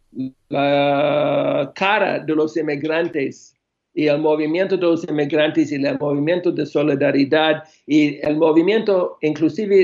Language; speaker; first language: Spanish; non-native, fluent; English